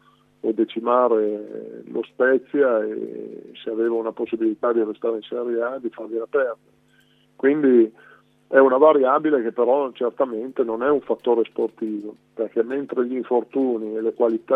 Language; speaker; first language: Italian; native; Italian